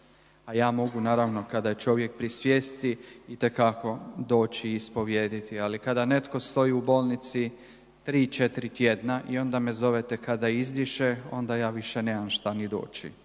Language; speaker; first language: Croatian; native; Croatian